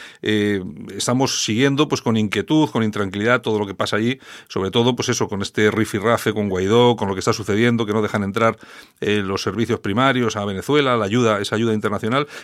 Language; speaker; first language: Spanish; native; Spanish